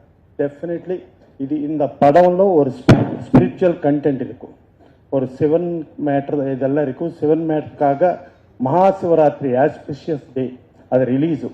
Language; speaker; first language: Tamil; non-native, learner; Telugu